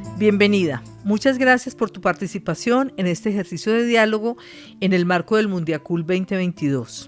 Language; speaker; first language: Spanish; native; Spanish